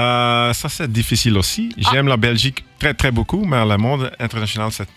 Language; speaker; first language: French; non-native, learner; Dutch